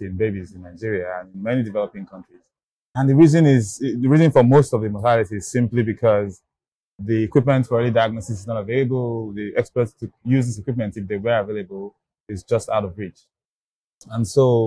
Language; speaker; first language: English; non-native, local second language; Igbo